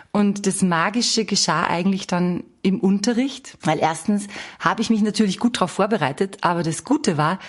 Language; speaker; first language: German; native; German